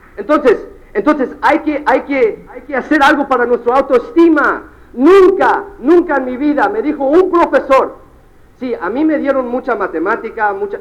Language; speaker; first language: Spanish; early bilingual, heritage; Spanish